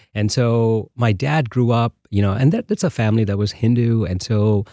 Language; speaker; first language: English; non-native, local second language; Tamil